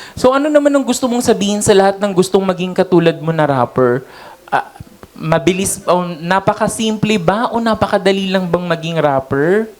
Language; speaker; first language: Filipino; native; Filipino